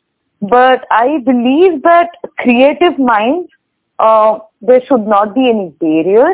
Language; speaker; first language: English; non-native, local second language; Bangla